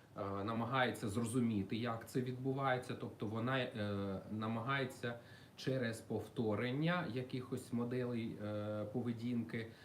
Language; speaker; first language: Ukrainian; non-native, local second language; Russian